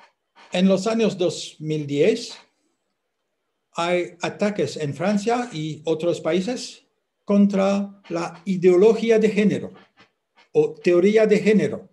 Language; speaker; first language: Spanish; non-native, fluent; French